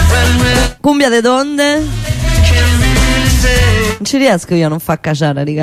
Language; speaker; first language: Italian; native; Italian